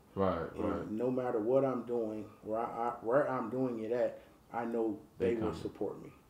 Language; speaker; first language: English; native; English